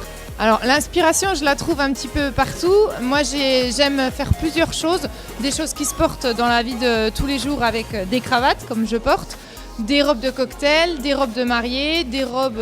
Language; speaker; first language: French; native; French